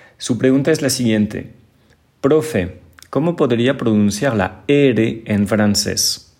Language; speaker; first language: Spanish; non-native, fluent; French